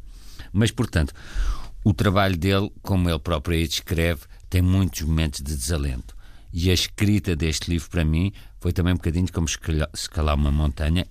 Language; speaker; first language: Portuguese; native; Portuguese